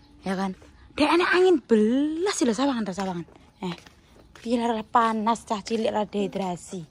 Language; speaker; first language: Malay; non-native, local second language; Javanese